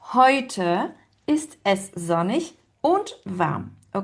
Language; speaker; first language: German; non-native, fluent; French